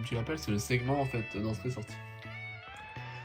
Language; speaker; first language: French; native; French